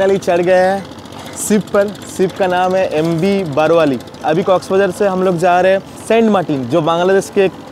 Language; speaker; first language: Hindi; non-native, local second language; Bangla